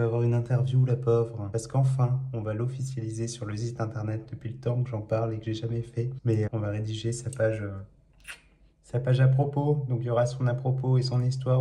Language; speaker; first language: French; native; French